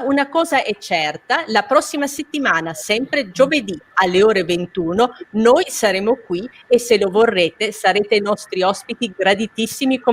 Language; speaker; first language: Italian; native; Italian